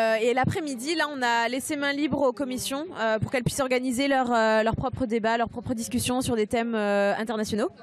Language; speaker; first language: French; native; French